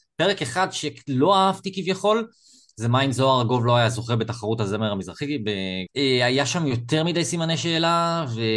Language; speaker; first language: Hebrew; native; Hebrew